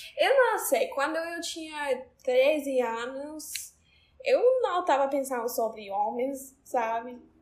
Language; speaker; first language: Portuguese; non-native, learner; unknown